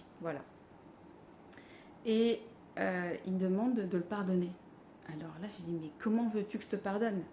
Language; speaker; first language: French; native; French